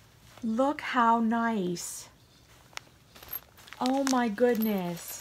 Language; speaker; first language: English; native; English